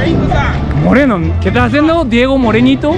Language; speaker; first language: Spanish; non-native, learner; Japanese